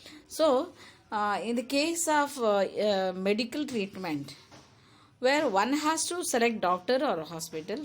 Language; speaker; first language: English; non-native, local second language; Kannada